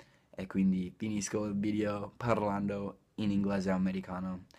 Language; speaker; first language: Italian; non-native, fluent; English